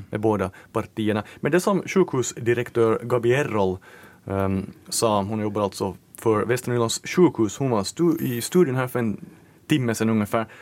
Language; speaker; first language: Swedish; native; Swedish